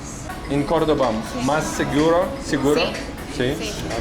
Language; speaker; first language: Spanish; non-native, learner; Russian